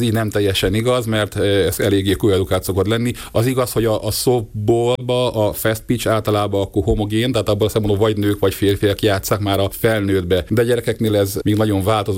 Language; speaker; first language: Hungarian; native; Hungarian